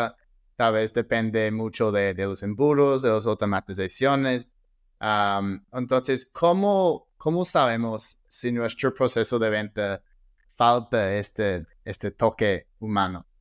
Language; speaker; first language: Spanish; non-native, fluent; English